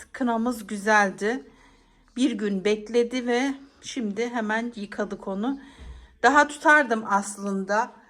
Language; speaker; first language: Turkish; native; Turkish